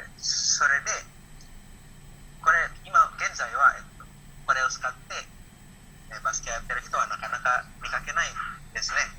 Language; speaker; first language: Japanese; non-native, learner; Indonesian